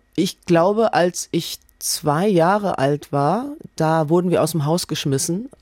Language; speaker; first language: German; native; German